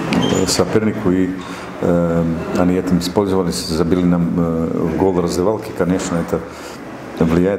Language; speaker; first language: Russian; non-native, local second language; Uzbek